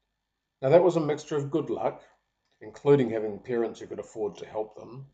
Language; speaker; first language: English; native; English